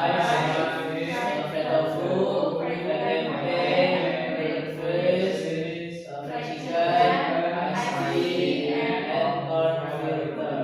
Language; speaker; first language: English; non-native, learner; Indonesian